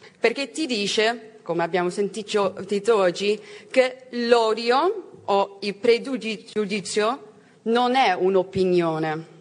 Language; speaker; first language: Italian; non-native, fluent; Dutch